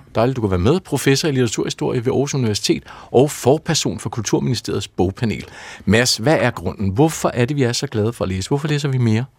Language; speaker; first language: Danish; native; Danish